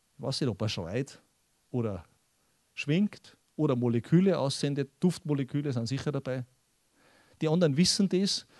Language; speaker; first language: German; native; German